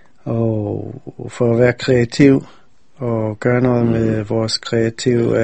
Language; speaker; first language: Danish; non-native, fluent; English